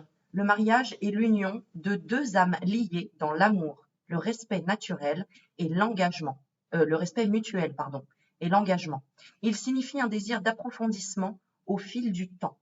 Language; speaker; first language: French; native; French